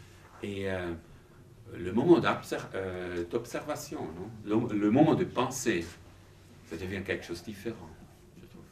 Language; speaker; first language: French; non-native, fluent; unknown